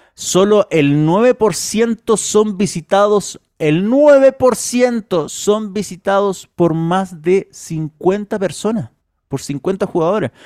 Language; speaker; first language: Spanish; native; Spanish